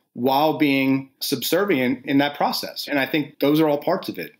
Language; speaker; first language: English; native; English